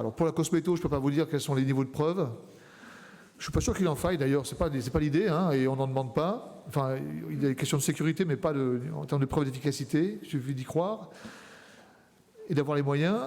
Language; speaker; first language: French; native; French